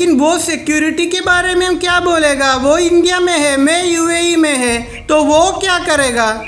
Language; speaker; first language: Hindi; non-native, local second language; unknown